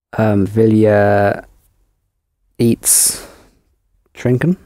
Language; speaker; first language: Dutch; non-native, learner; English